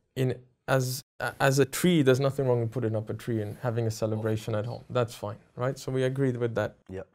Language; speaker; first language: English; native; English